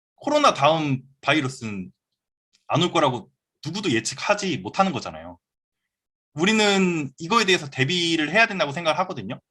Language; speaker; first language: Korean; native; Korean